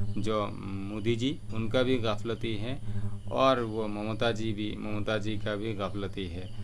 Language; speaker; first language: Hindi; non-native, local second language; Bangla